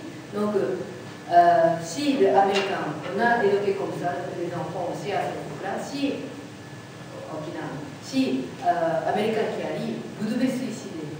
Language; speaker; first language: French; non-native, learner; Japanese